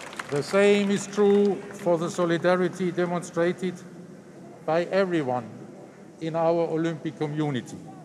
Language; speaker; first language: English; non-native, fluent; German